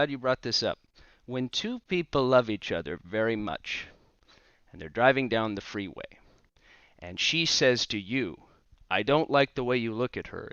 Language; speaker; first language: English; native; English